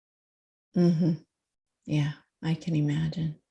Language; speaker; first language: English; native; English